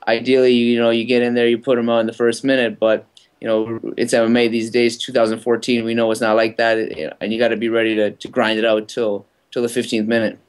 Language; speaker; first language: English; native; English